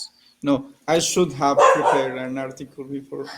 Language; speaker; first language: English; non-native, learner; Spanish